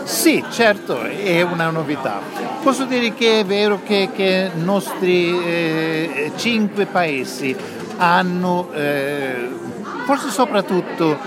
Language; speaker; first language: Italian; non-native, fluent; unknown